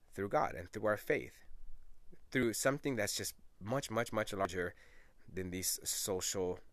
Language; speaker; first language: English; early bilingual, other home language; Spanish